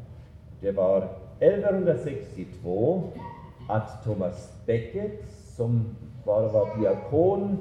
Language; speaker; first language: Swedish; non-native, fluent; German